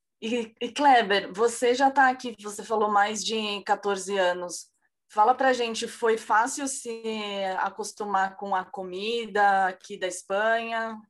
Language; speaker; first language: Portuguese; native; Portuguese